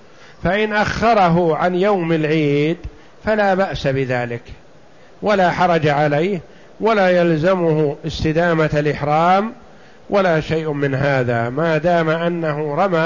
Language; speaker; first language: Arabic; native; Arabic